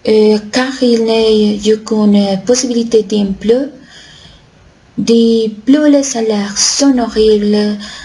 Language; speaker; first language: French; non-native, learner; Spanish